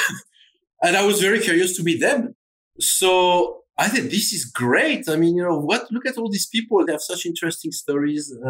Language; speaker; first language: English; non-native, fluent; French